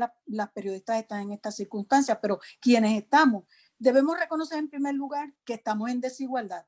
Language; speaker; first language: Spanish; native; Spanish